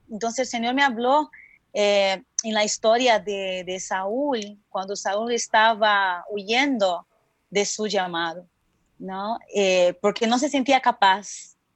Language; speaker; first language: Spanish; non-native, fluent; Portuguese